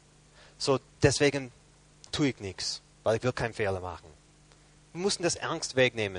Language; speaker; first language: German; non-native, fluent; English